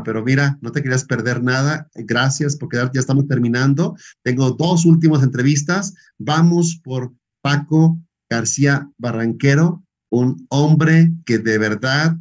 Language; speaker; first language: Spanish; native; Spanish